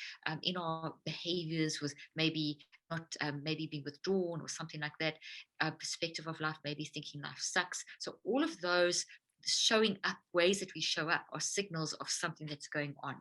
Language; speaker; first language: English; native; English